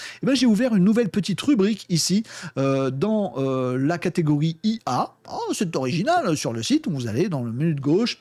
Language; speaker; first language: French; native; French